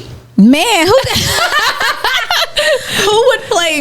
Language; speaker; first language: English; native; English